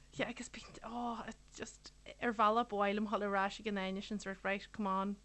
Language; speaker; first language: Irish; native; Irish